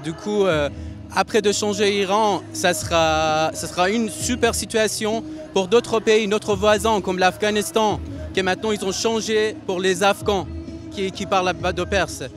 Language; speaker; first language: French; non-native, learner; Persian